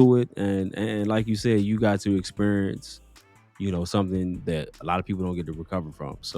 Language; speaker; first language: English; native; English